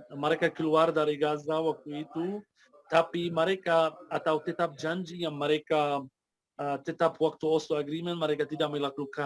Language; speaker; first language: Indonesian; non-native, fluent; Arabic